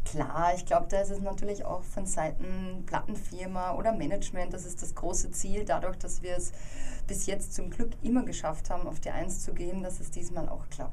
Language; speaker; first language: German; native; German